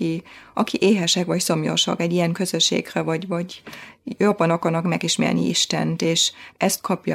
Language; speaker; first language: Hungarian; non-native, fluent; German